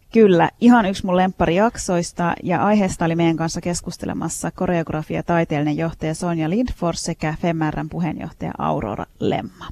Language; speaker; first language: Finnish; early bilingual, other home language; Turkish